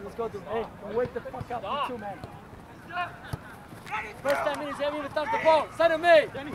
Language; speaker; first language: English; native; English